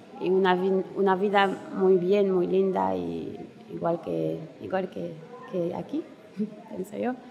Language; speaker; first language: Spanish; non-native, learner; French